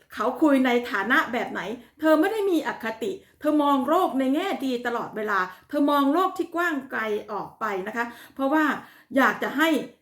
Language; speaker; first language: Thai; native; Thai